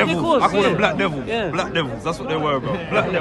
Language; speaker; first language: English; native; English